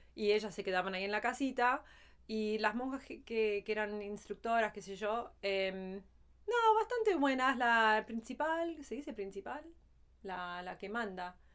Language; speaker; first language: Spanish; early bilingual, heritage; Spanish